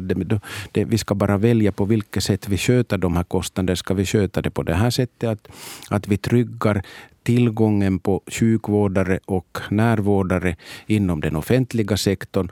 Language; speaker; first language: Swedish; native; Swedish